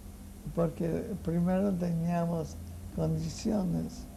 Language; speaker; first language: Spanish; non-native, fluent; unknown